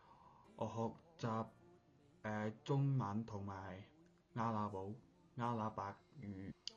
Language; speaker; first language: Chinese; non-native, learner; English